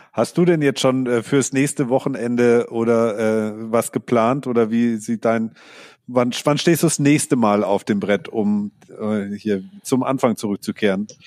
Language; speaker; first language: German; native; German